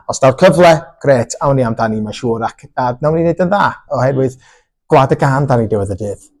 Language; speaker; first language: Welsh; non-native, local second language; English